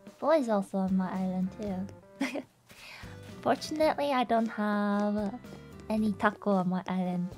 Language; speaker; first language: English; early bilingual, other home language; Japanese